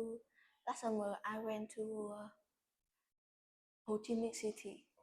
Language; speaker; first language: English; non-native, learner; Vietnamese